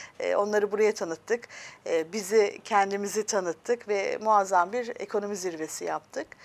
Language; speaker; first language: Turkish; early bilingual, heritage; Turkish